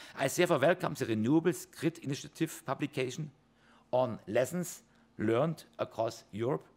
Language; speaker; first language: English; non-native, fluent; German